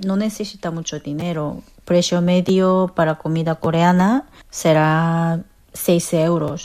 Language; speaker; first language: Spanish; non-native, fluent; Korean